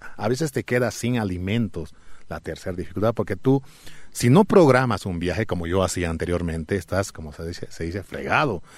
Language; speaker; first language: Spanish; native; Spanish